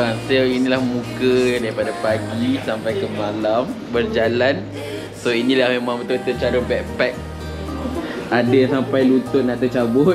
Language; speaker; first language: Malay; native; Malay